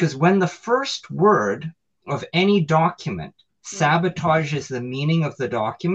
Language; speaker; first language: English; native; English